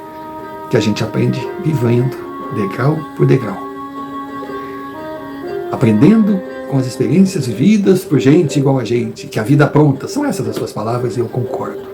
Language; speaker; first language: Portuguese; native; Portuguese